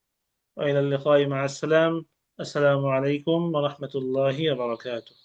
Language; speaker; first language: Arabic; non-native, fluent; Bangla